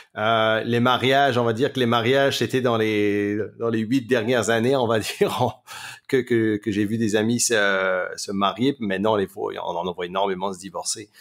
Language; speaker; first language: French; native; French